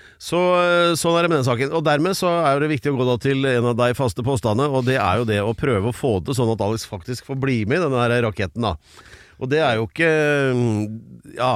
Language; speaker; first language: Norwegian; native; Norwegian